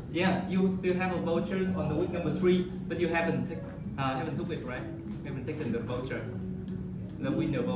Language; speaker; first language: English; non-native, learner; Vietnamese